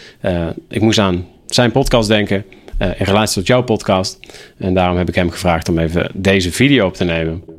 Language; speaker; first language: Dutch; native; Dutch